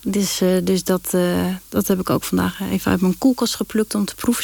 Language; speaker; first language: Dutch; native; Dutch